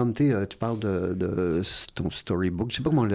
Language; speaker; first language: French; native; French